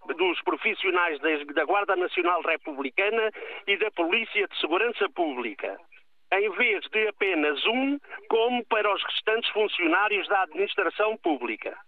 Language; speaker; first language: Portuguese; native; Portuguese